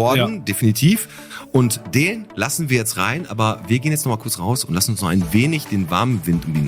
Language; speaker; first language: German; native; German